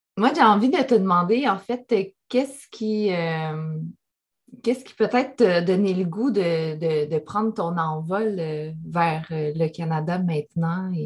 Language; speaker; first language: French; native; French